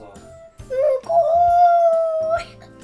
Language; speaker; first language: Japanese; early bilingual, heritage; Japanese